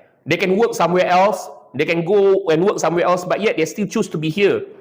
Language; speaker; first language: English; non-native, local second language; Malay